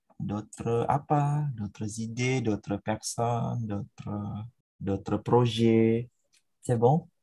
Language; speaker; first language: French; non-native, fluent; Indonesian